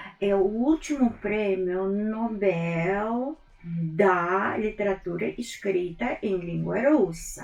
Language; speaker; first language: Portuguese; non-native, fluent; Russian